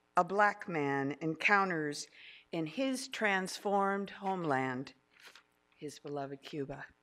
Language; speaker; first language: English; early bilingual, other home language; Spanish